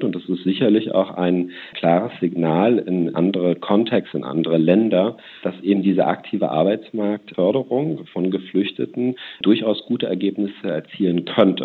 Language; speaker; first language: German; native; German